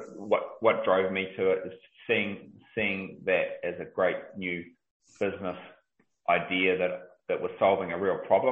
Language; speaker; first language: English; native; English